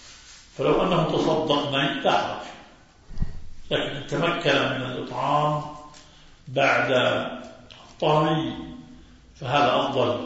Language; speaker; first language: Arabic; native; Arabic